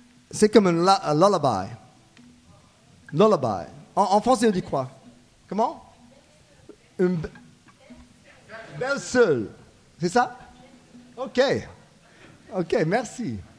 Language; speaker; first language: French; non-native, learner; English